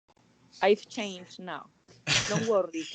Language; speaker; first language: English; non-native, learner; Spanish